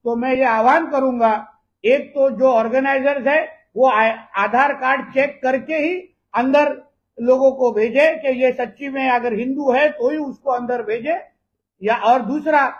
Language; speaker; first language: Hindi; non-native, local second language; Marathi